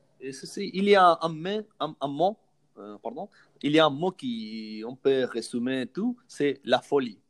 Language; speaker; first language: French; non-native, learner; Spanish